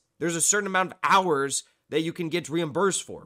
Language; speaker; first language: English; native; English